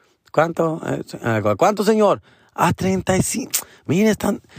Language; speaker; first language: Spanish; early bilingual, other home language; English